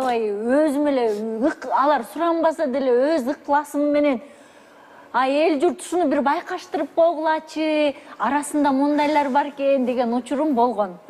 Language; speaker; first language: Kyrgyz; native; Kyrgyz